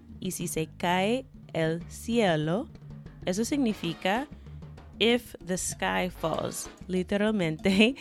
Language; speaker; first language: Spanish; non-native, fluent; English